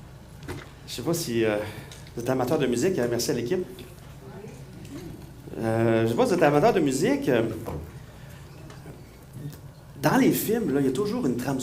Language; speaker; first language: French; native; French